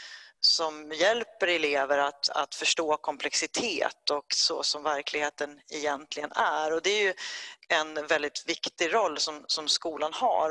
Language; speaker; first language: Swedish; native; Swedish